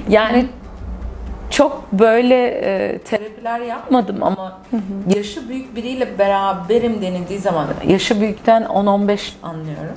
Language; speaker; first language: Turkish; native; Turkish